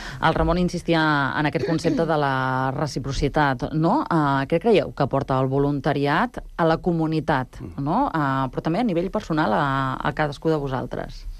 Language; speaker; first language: Catalan; native; Catalan